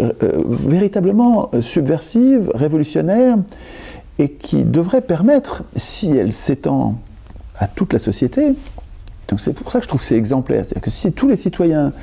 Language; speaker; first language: French; native; French